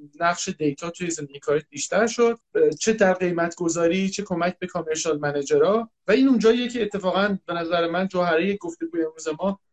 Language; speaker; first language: Persian; native; Persian